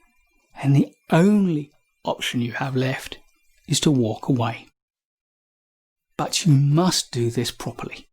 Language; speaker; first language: English; native; English